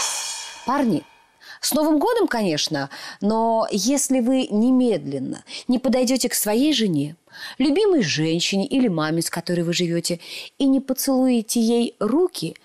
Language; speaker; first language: Russian; native; Russian